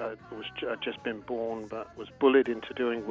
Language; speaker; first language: English; native; English